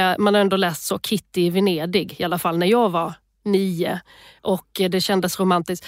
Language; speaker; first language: Swedish; native; Swedish